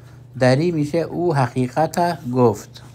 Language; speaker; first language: Persian; non-native, fluent; Urdu